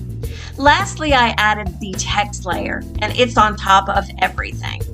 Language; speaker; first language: English; native; English